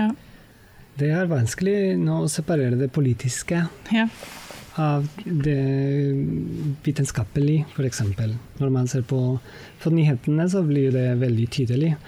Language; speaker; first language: Norwegian; non-native, fluent; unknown